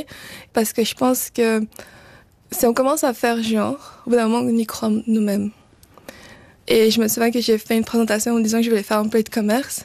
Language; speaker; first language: French; early bilingual, other home language; Portuguese